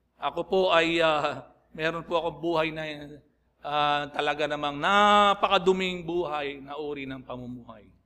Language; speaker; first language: Filipino; native; Filipino